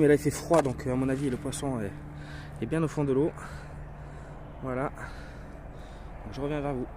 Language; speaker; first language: French; native; French